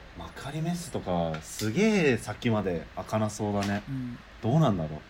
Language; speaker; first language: Japanese; native; Japanese